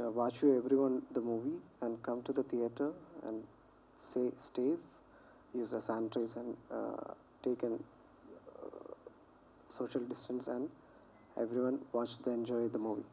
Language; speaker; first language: English; non-native, local second language; Malayalam